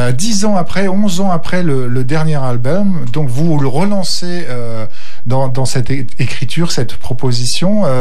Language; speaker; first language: French; native; French